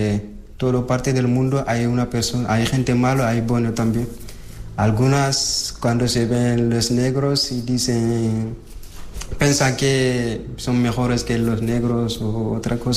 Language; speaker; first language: Spanish; non-native, learner; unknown